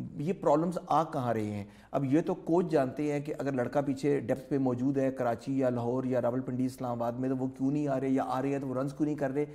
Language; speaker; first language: Urdu; native; Urdu